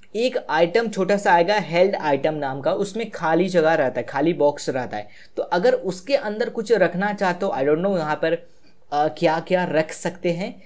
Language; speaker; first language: Hindi; native; Hindi